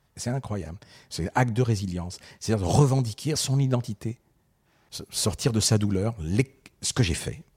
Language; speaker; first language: French; early bilingual, other home language; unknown